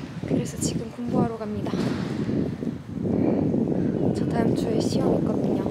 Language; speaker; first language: Korean; non-native, fluent; Russian